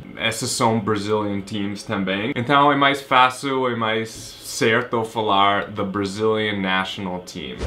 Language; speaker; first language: Portuguese; non-native, fluent; English